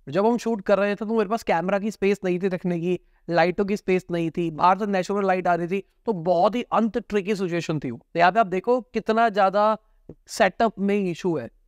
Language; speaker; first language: Hindi; native; Hindi